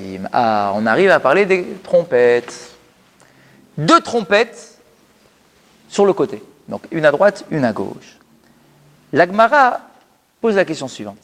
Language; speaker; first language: French; native; French